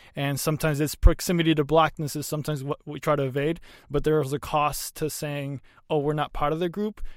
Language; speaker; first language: English; early bilingual, other home language; Spanish